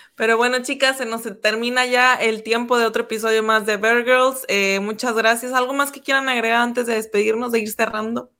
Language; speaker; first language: Spanish; native; Spanish